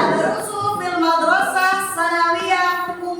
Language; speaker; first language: Arabic; non-native, learner; Indonesian